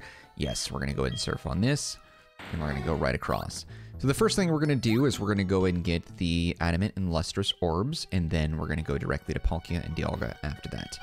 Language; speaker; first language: English; native; English